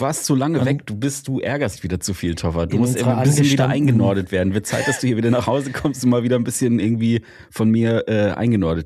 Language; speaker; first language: German; native; German